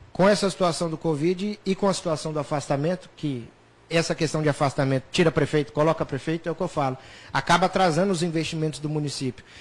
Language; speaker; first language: Portuguese; native; Portuguese